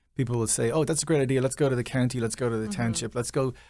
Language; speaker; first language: English; native; English